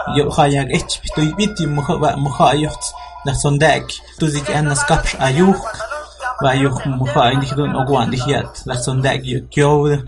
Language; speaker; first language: Spanish; non-native, local second language; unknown